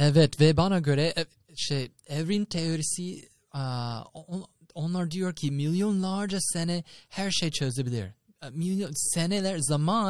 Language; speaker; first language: Turkish; non-native, fluent; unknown